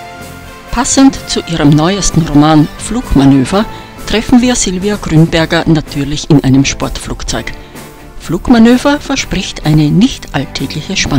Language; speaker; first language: German; native; German